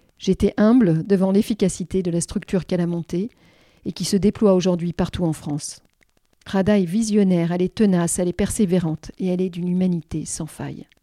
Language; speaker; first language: French; native; French